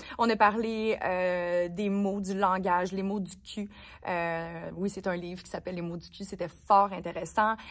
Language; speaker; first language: French; native; French